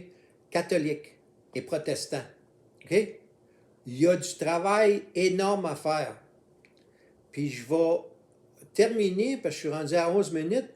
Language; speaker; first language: French; native; French